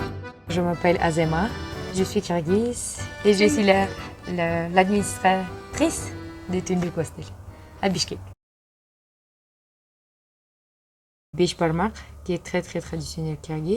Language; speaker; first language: French; non-native, learner; Kyrgyz